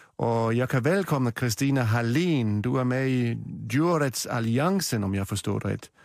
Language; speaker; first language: Swedish; native; Swedish